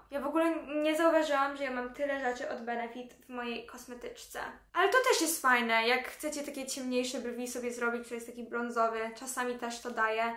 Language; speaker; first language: Polish; early bilingual, heritage; Polish